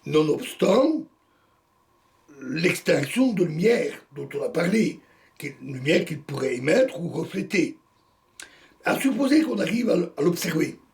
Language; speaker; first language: French; native; French